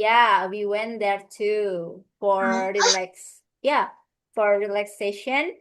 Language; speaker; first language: English; non-native, fluent; Indonesian